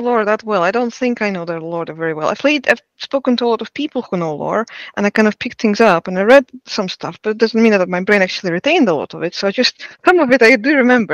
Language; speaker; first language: English; non-native, fluent; Russian